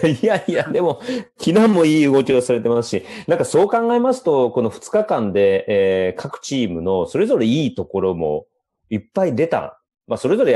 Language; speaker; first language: Japanese; native; Japanese